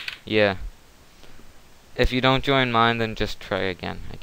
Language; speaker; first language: English; native; English